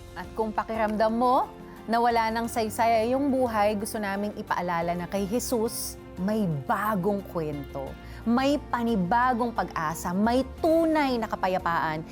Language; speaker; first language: Filipino; native; Filipino